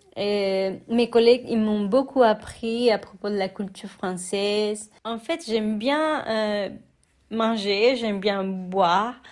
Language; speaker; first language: French; non-native, fluent; Spanish